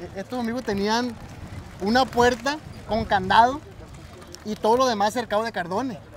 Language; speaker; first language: Spanish; native; Spanish